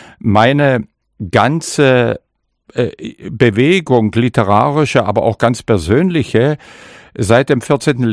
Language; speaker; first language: German; non-native, local second language; Upper Sorbian